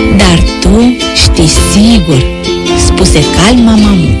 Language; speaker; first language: Romanian; native; Romanian